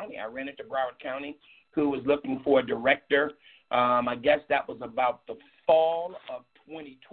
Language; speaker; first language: English; native; English